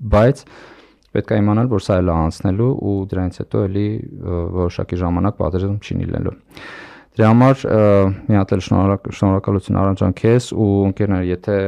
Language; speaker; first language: Armenian; native; Armenian